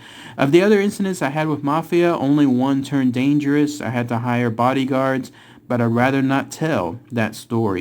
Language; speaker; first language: English; native; English